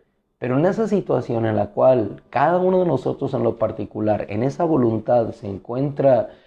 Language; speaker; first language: Spanish; native; Spanish